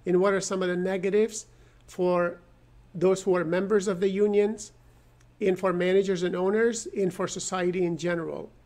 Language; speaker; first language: English; non-native, fluent; Persian